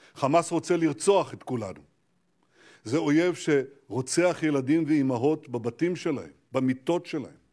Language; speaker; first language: Hebrew; native; Hebrew